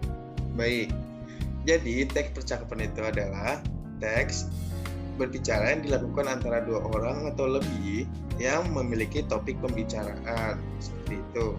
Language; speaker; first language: Indonesian; native; Indonesian